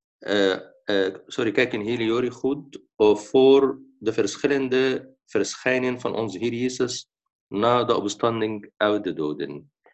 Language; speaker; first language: Dutch; non-native, fluent; Arabic